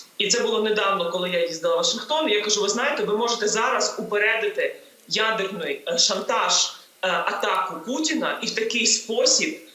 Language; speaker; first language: Ukrainian; native; Ukrainian